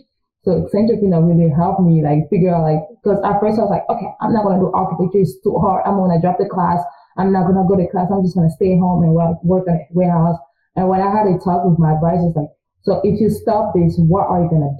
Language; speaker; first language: English; early bilingual, other home language; French